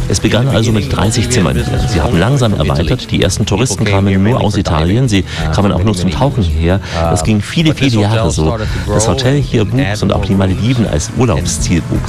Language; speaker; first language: German; native; German